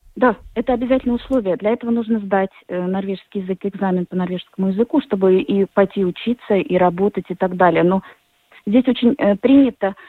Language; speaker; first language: Russian; native; Russian